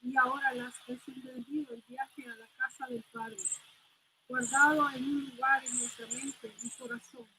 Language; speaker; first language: Spanish; non-native, fluent; English